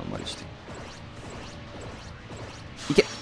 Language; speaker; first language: Japanese; native; Japanese